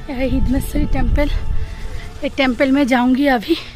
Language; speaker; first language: Hindi; non-native, local second language; Bangla